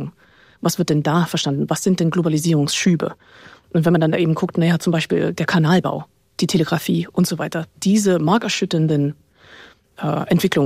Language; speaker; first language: German; native; German